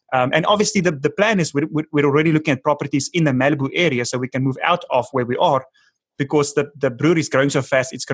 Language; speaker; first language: English; non-native, local second language; Afrikaans